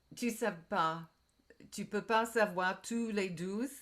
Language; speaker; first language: French; non-native, learner; English